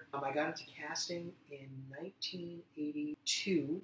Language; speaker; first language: English; native; English